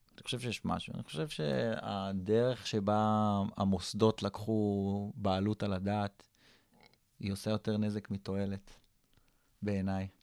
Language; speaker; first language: Hebrew; early bilingual, other home language; English